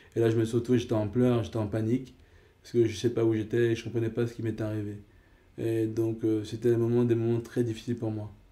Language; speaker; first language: French; early bilingual, other home language; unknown